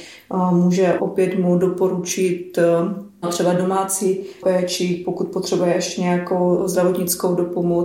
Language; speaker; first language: Czech; native; Czech